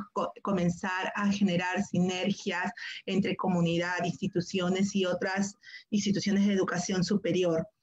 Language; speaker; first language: Spanish; native; Spanish